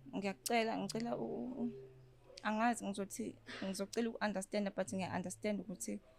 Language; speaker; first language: Zulu; native; Zulu